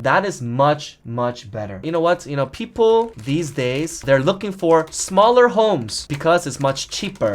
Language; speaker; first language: English; early bilingual, other home language; Korean